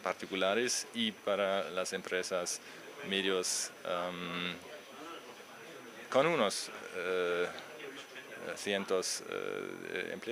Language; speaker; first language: Spanish; non-native, learner; German